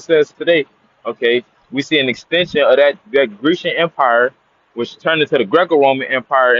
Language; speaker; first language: English; native; English